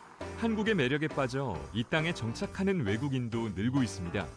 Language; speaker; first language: Korean; native; Korean